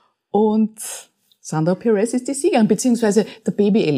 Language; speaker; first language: German; native; German